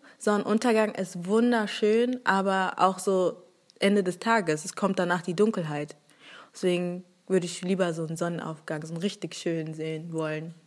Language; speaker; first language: German; early bilingual, other home language; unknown